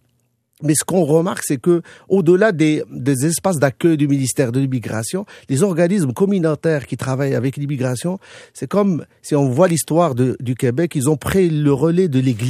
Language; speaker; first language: French; non-native, local second language; Arabic